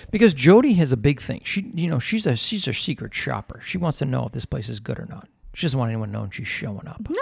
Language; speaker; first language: English; native; English